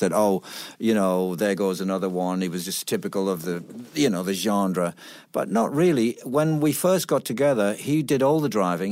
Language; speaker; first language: English; native; English